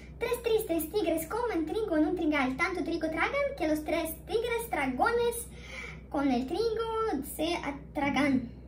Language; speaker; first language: Spanish; non-native, fluent; Russian